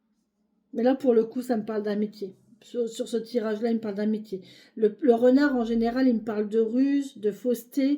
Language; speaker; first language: French; native; French